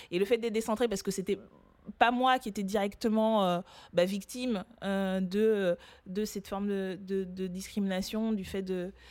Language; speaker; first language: French; early bilingual, other home language; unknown